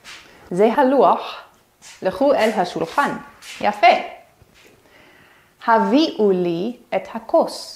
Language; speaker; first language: Hebrew; non-native, fluent; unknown